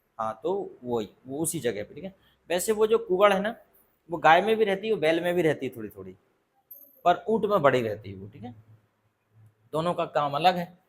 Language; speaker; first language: Hindi; native; Hindi